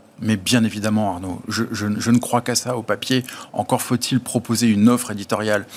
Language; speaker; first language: French; native; French